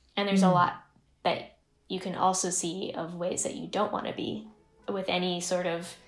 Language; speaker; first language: English; native; English